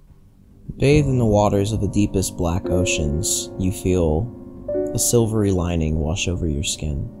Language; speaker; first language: English; native; English